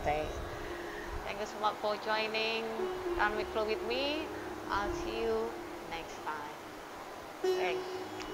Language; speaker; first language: English; non-native, fluent; Indonesian